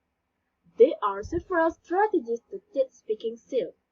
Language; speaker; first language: English; non-native, learner; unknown